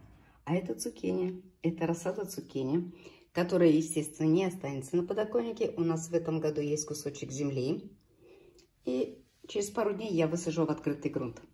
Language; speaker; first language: Russian; native; Russian